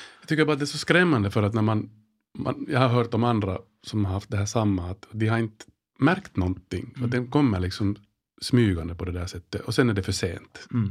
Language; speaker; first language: Swedish; native; Swedish